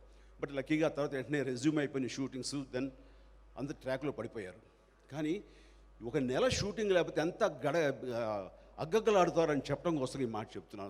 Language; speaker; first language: Telugu; native; Telugu